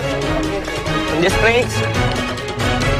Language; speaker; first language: English; non-native, learner; French